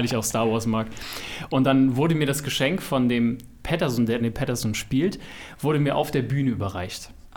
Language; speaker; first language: German; native; German